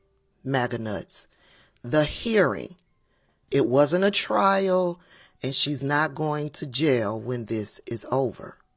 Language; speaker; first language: English; native; English